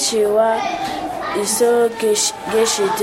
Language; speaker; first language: Japanese; non-native, learner; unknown